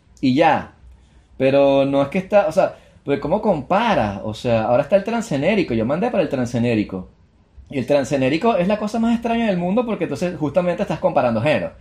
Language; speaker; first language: Spanish; native; Spanish